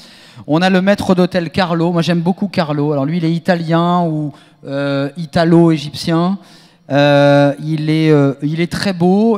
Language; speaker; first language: French; native; French